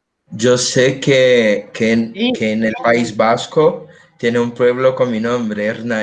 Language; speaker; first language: Spanish; non-native, fluent; Portuguese